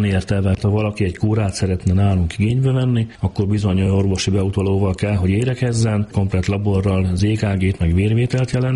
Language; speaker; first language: Hungarian; native; Hungarian